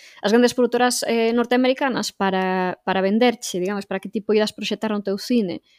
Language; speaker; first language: Galician; native; Galician